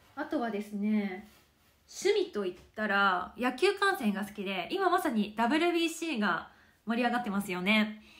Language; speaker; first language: Japanese; native; Japanese